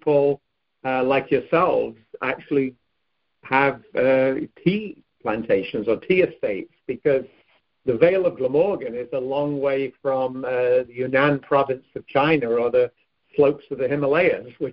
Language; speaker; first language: English; native; English